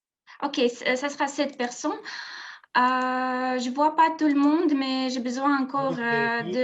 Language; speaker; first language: French; non-native, fluent; Russian